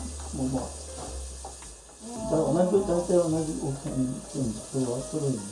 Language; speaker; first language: Japanese; native; Japanese